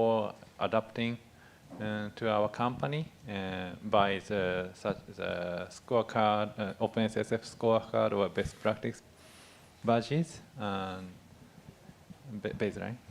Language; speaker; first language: English; non-native, fluent; Japanese